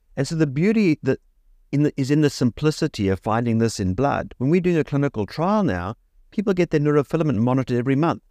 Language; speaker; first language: English; native; English